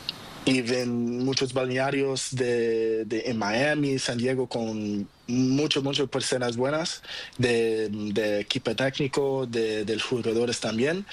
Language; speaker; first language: Spanish; non-native, learner; Portuguese